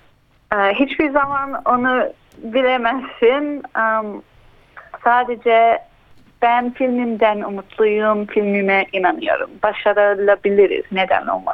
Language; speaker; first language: Turkish; early bilingual, heritage; Turkish